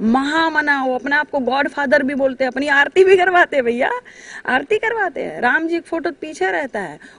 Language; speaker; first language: Hindi; native; Hindi